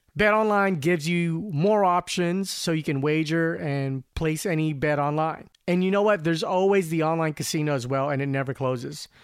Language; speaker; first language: English; non-native, local second language; Filipino